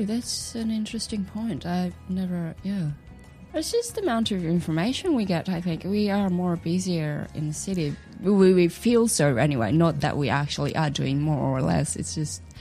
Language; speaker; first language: English; non-native, fluent; Japanese